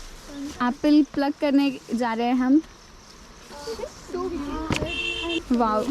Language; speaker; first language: Hindi; non-native, local second language; Telugu